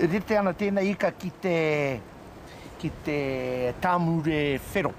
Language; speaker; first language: Māori; non-native, local second language; English